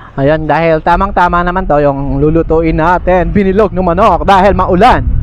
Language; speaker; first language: Filipino; non-native, local second language; Masbatenyo